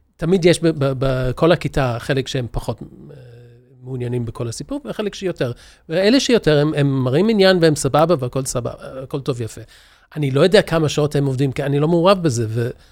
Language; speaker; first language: Hebrew; early bilingual, other home language; English